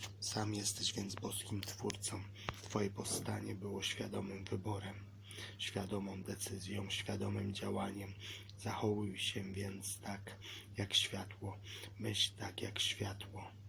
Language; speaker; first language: Polish; native; Polish